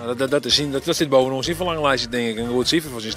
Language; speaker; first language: Dutch; non-native, local second language; Western Frisian